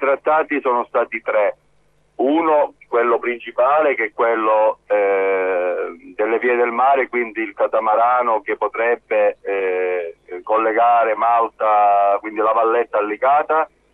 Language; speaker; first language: Italian; native; Italian